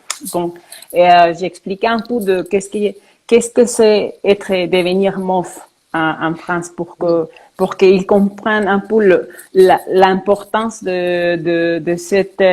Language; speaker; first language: French; non-native, fluent; Spanish